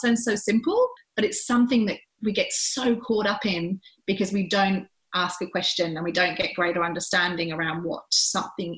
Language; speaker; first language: English; native; English